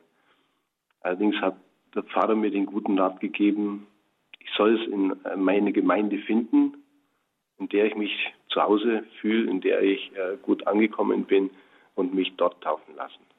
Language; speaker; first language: German; native; German